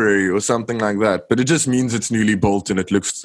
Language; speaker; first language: English; non-native, local second language; Afrikaans